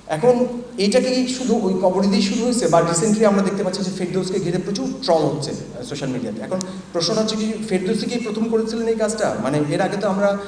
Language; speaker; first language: Bangla; native; Bangla